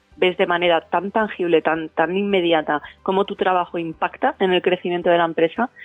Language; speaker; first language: Spanish; native; Spanish